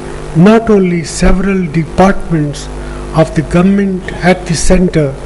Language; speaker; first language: English; non-native, local second language; Punjabi